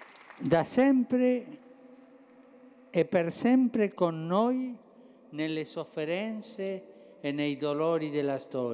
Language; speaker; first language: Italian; non-native, fluent; Spanish